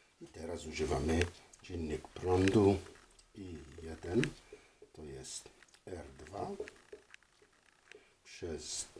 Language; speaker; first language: Polish; non-native, fluent; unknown